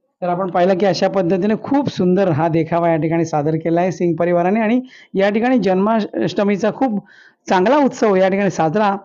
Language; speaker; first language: Marathi; non-native, local second language; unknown